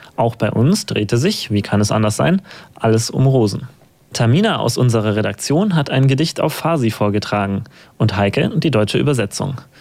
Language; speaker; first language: German; native; German